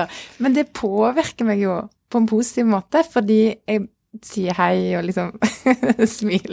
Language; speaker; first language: Norwegian; native; Norwegian